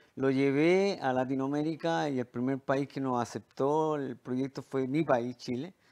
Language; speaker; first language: Spanish; native; Spanish